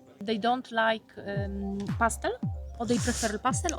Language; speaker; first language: English; non-native, learner; Polish